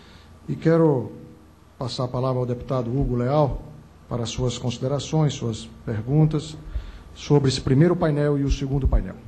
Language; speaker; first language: Portuguese; native; Portuguese